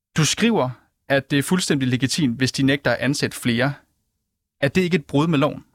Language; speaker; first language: Danish; native; Danish